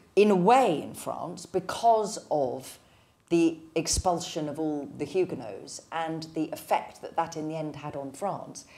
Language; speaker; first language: English; native; English